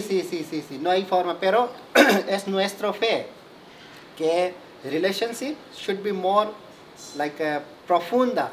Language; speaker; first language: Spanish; non-native, learner; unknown